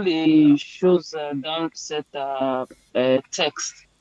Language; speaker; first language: French; non-native, learner; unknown